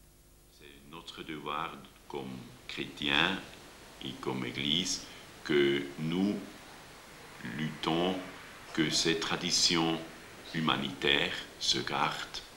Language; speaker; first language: French; non-native, local second language; German